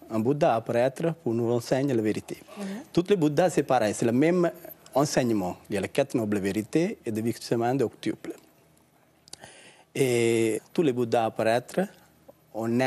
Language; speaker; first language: French; non-native, learner; Sinhala